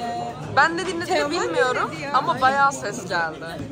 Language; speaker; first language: Turkish; native; Turkish